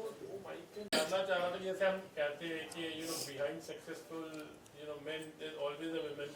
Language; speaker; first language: Hindi; native; Hindi